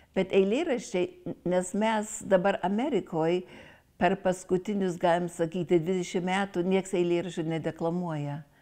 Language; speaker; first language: Lithuanian; early bilingual, heritage; Lithuanian